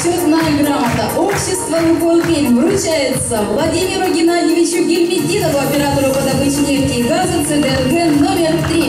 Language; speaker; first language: Russian; native; Russian